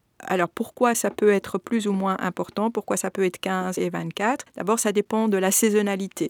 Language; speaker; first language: French; native; French